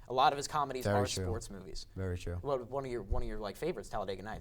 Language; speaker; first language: English; native; English